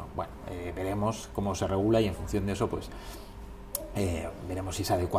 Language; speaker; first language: Spanish; native; Spanish